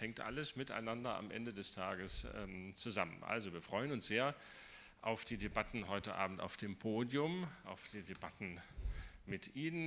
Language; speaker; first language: German; native; German